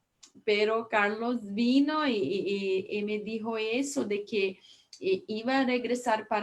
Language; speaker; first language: Spanish; non-native, learner; Portuguese